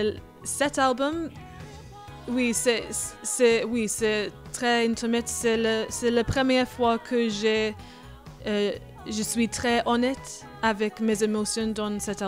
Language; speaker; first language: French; non-native, learner; English